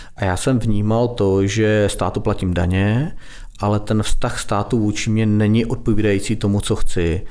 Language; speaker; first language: Czech; native; Czech